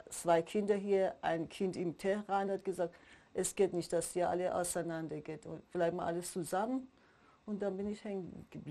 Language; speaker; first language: German; non-native, learner; Persian